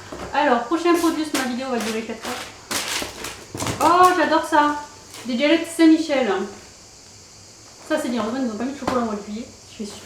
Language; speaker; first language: French; native; French